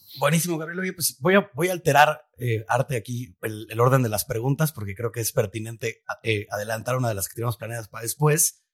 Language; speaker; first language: Spanish; native; Spanish